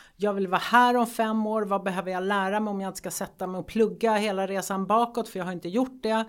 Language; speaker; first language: Swedish; early bilingual, other home language; Greek